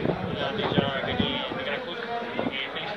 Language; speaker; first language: French; non-native, learner; Italian